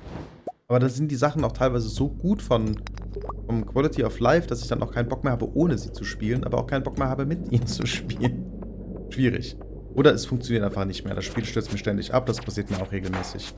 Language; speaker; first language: German; native; German